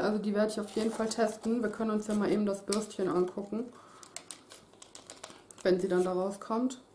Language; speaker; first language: German; native; German